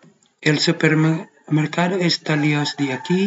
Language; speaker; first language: Spanish; non-native, learner; Filipino